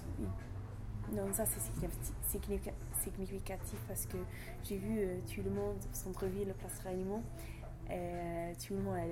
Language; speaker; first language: French; non-native, learner; English